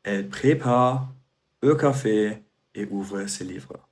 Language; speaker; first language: French; non-native, fluent; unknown